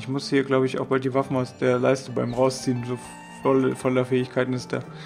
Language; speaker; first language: German; native; German